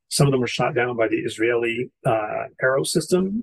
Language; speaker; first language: English; native; English